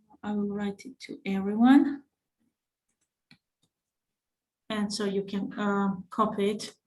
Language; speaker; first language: English; non-native, fluent; Georgian